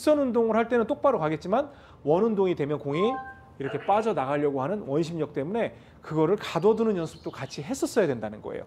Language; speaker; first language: Korean; native; Korean